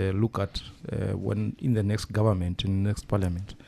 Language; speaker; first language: English; non-native, local second language; Kikuyu